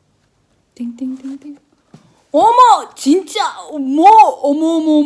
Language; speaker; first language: Korean; non-native, learner; Indonesian